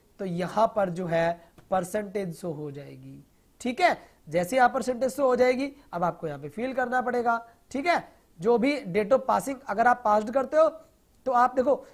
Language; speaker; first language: Hindi; non-native, local second language; Punjabi